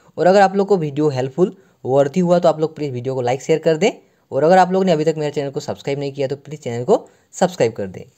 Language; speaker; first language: Hindi; non-native, local second language; Assamese